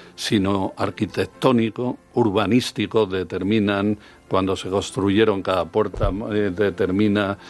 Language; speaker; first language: Spanish; native; Spanish